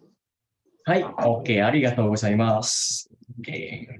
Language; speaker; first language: Japanese; non-native, fluent; Indonesian